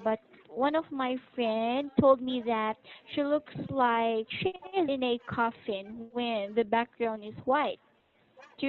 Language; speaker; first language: English; non-native, local second language; Filipino